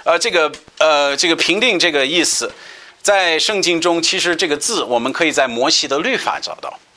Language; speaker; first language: Chinese; non-native, fluent; English